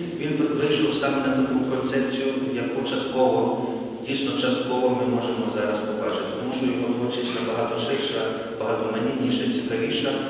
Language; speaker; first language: Ukrainian; native; Ukrainian